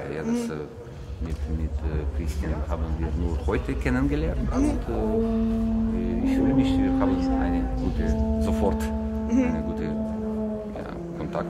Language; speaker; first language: German; non-native, learner; Russian